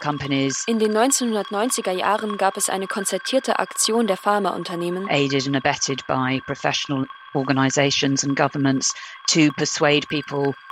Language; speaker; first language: German; native; German